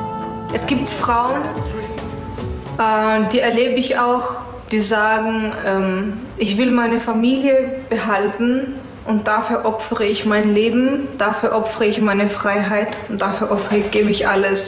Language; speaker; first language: German; early bilingual, other home language; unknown